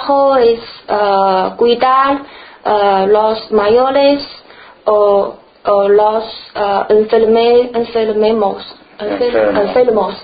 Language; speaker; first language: Spanish; non-native, learner; Chinese